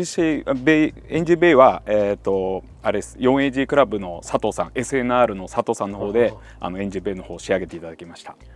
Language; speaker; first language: Japanese; native; Japanese